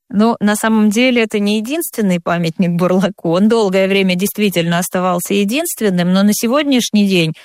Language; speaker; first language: Russian; native; Russian